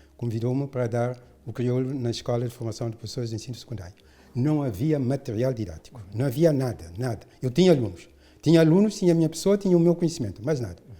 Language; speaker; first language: Portuguese; non-native, local second language; Kabuverdianu